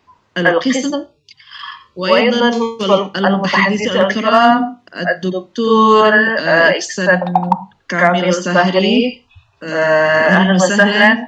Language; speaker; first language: Arabic; non-native, fluent; Indonesian